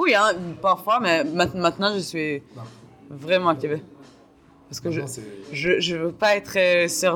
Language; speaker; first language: French; non-native, learner; Hebrew